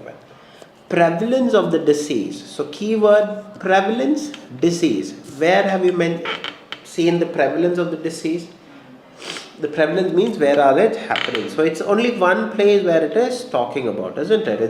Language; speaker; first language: English; non-native, local second language; Malayalam